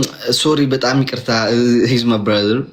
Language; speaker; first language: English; non-native, learner; Amharic